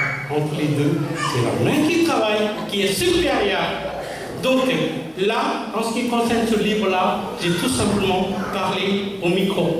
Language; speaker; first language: French; non-native, fluent; Tamil